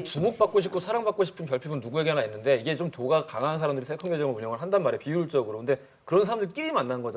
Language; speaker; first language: Korean; native; Korean